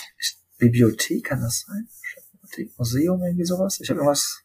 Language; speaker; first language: German; native; German